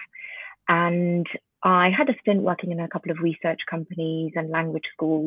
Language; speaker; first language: English; early bilingual, other home language; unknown